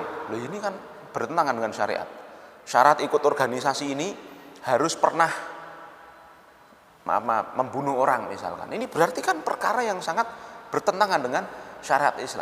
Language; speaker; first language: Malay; non-native, local second language; Javanese